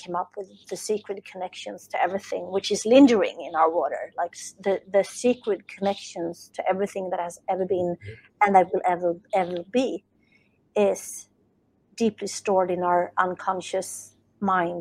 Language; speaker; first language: English; non-native, fluent; Swedish